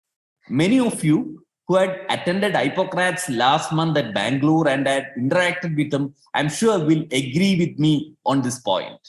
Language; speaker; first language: English; non-native, local second language; Malayalam